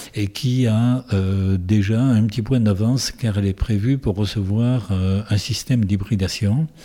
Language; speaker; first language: French; native; French